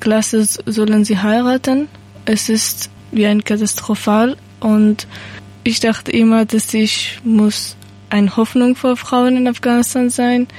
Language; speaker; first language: German; non-native, learner; Persian